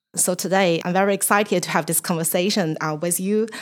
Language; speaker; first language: English; non-native, fluent; Chinese